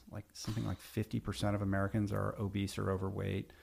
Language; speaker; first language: English; native; English